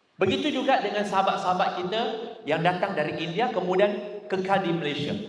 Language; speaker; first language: Malay; non-native, local second language; Chinese